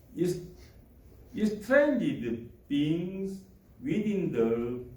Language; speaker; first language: English; non-native, learner; Korean